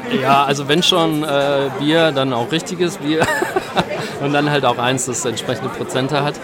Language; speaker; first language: German; native; German